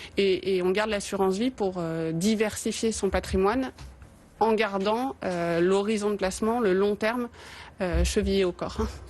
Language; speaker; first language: French; native; French